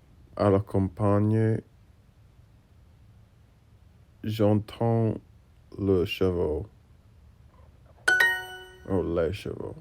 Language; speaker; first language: French; non-native, learner; English